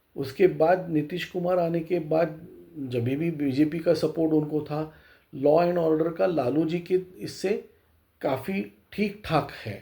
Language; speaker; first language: Hindi; non-native, local second language; Marathi